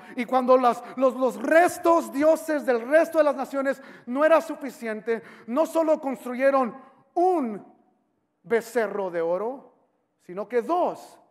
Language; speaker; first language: Spanish; native; Spanish